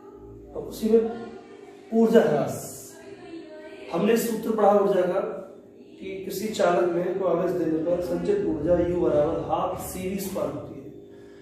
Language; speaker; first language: Hindi; native; Hindi